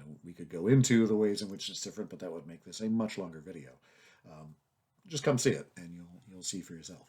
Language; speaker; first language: English; native; English